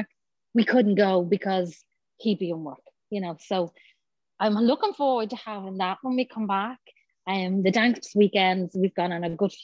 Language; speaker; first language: English; native; English